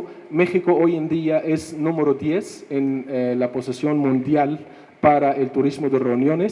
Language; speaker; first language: Spanish; non-native, fluent; Arabic